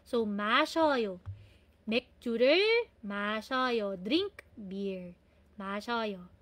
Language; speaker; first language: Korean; non-native, fluent; Filipino